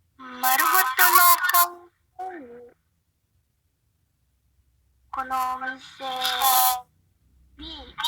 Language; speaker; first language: Japanese; non-native, learner; Indonesian